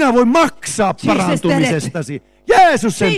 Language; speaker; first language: Finnish; native; Finnish